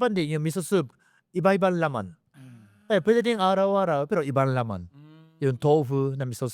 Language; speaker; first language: Filipino; non-native, learner; Japanese